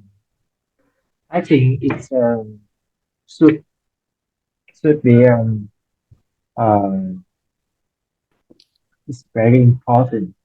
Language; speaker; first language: English; non-native, learner; Vietnamese